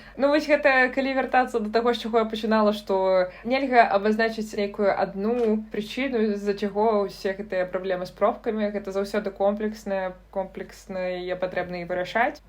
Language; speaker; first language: Belarusian; non-native, local second language; Russian